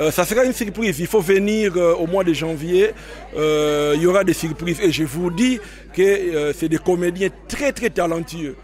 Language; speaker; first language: French; non-native, local second language; Lingala